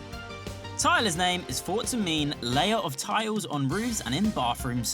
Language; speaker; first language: English; native; English